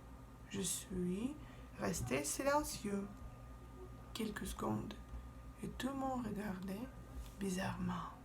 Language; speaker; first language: French; non-native, fluent; Russian